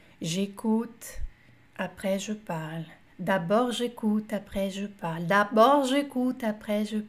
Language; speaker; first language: French; non-native, fluent; Portuguese